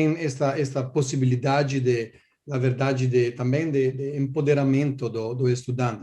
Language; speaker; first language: Portuguese; non-native, learner; Italian